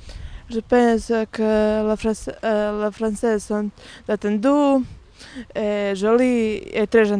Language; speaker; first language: French; non-native, learner; Bosnian